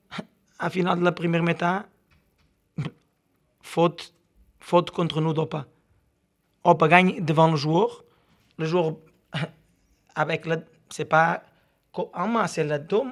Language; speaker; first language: French; non-native, learner; Portuguese